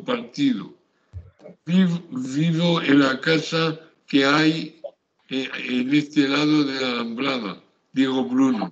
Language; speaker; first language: Spanish; native; Spanish